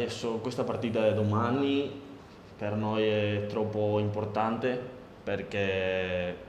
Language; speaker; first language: Italian; non-native, learner; Spanish